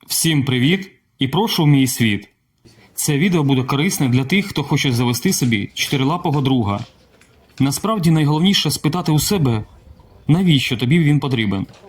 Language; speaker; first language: Ukrainian; non-native, local second language; Russian